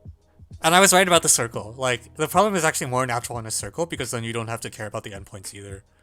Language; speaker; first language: English; native; English